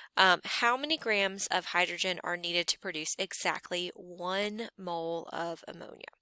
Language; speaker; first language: English; native; English